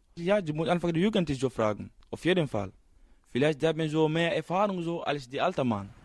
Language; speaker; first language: German; non-native, learner; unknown